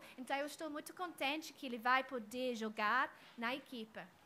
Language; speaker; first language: Portuguese; non-native, fluent; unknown